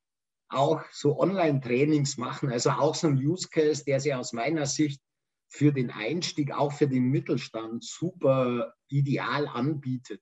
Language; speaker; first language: German; native; German